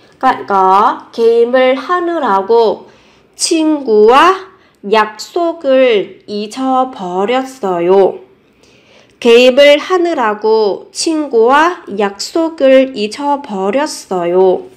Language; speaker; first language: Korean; non-native, fluent; Vietnamese